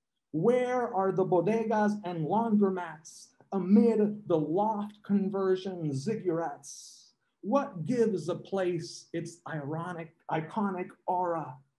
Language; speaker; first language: English; non-native, local second language; Spanish